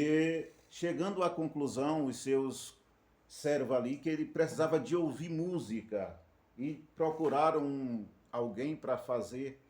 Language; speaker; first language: Portuguese; native; Portuguese